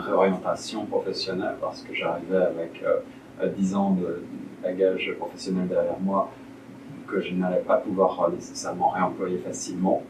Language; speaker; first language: French; native; French